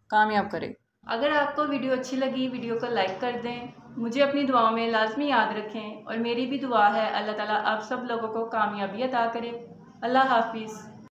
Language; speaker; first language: Urdu; native; Urdu